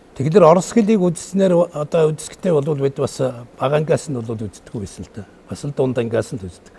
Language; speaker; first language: Mongolian; native; Mongolian